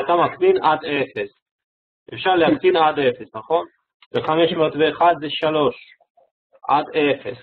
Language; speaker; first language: Hebrew; non-native, fluent; Russian